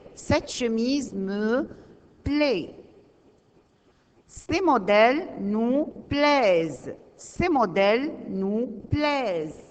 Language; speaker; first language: French; non-native, learner; Arabic